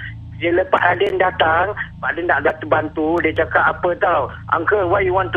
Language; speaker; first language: Malay; native; Malay